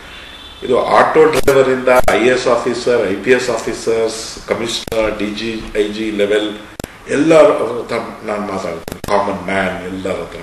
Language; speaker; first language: Kannada; non-native, local second language; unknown